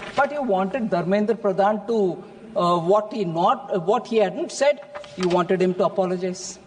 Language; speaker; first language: English; non-native, local second language; Tamil